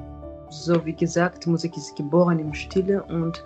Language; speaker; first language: German; non-native, fluent; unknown